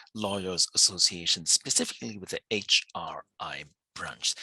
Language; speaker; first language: English; non-native, fluent; Burmese